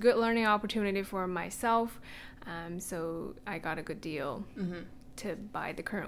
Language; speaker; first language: English; non-native, fluent; Chinese